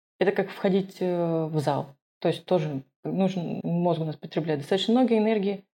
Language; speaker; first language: Russian; non-native, local second language; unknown